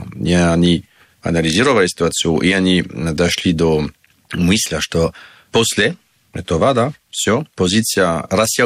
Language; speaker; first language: Russian; non-native, learner; French